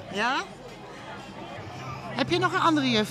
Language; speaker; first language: Dutch; native; Dutch